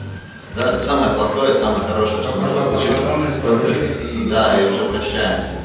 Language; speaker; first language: Russian; non-native, local second language; Latvian